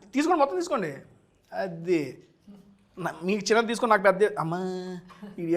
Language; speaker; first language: Telugu; native; Telugu